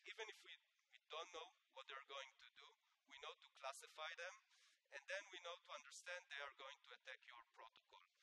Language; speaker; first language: English; non-native, fluent; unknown